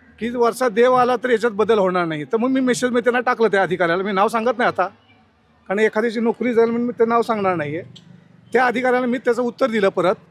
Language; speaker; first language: Marathi; native; Marathi